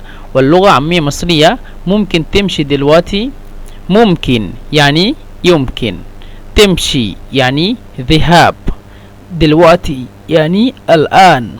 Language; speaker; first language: Arabic; non-native, fluent; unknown